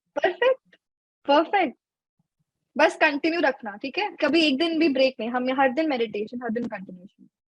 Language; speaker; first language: Hindi; native; Hindi